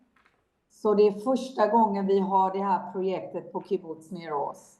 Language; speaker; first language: Swedish; non-native, fluent; Hebrew